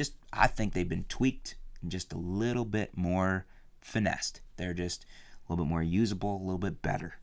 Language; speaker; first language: English; native; English